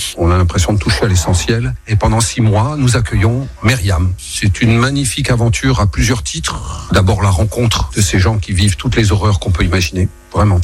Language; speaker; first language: French; native; French